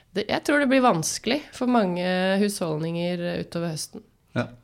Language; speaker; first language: Norwegian; native; Norwegian